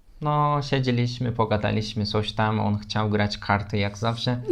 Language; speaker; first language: Polish; non-native, learner; Turkish